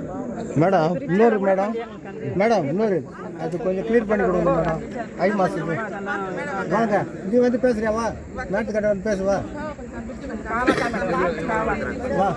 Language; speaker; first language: Tamil; native; Tamil